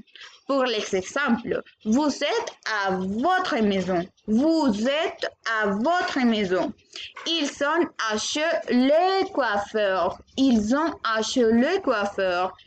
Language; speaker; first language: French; non-native, learner; Spanish